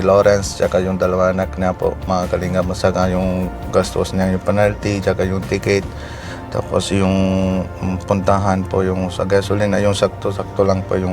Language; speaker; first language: Filipino; non-native, learner; Punjabi